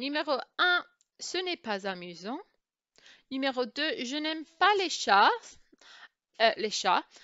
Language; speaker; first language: French; non-native, fluent; English